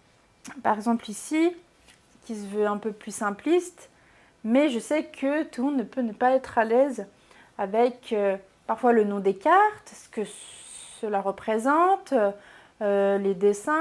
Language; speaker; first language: French; native; French